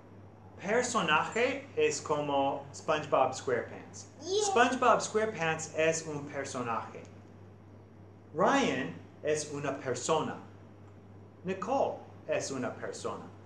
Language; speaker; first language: Spanish; non-native, fluent; English